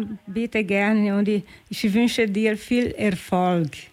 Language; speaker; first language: German; non-native, fluent; Portuguese